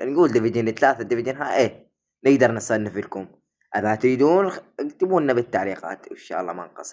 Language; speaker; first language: Arabic; native; Arabic